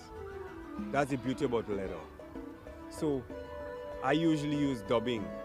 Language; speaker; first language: English; native; English